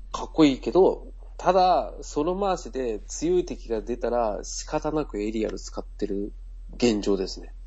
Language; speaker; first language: Japanese; native; Japanese